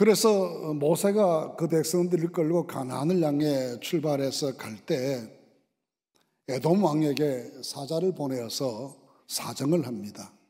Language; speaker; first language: Korean; native; Korean